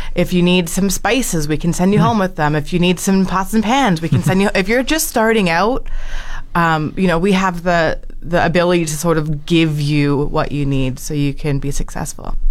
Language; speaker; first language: English; native; English